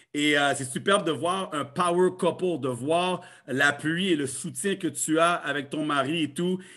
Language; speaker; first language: French; native; French